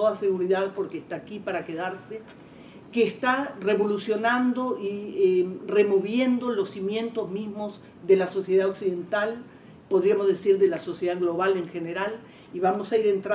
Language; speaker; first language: Spanish; native; Spanish